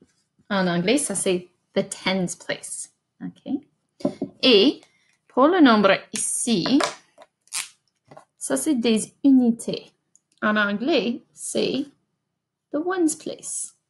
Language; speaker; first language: French; non-native, fluent; English